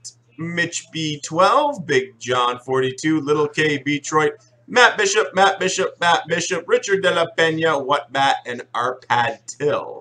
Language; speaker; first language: English; native; English